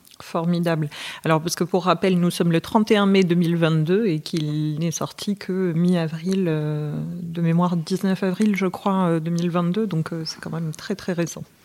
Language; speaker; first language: French; native; French